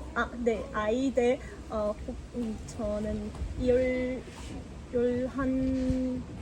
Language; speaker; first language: Korean; non-native, learner; German